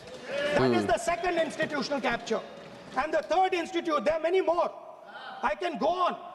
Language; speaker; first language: English; non-native, local second language; Hindi